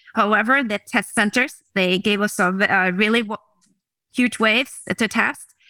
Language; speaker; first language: English; non-native, fluent; Norwegian